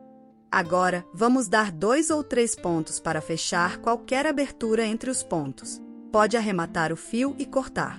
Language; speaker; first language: Portuguese; native; Portuguese